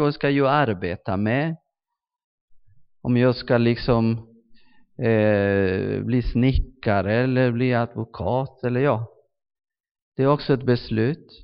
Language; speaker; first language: Swedish; non-native, fluent; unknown